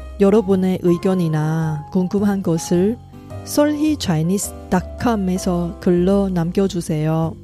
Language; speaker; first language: Korean; non-native, fluent; Chinese